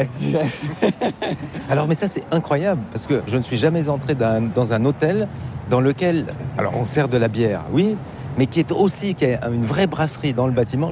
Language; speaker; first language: French; native; French